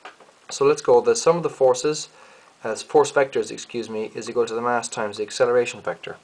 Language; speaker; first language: English; native; English